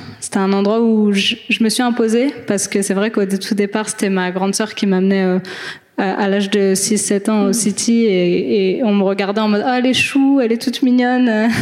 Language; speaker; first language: French; native; French